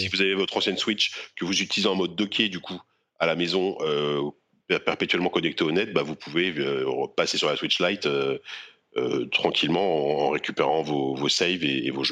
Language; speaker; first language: French; native; French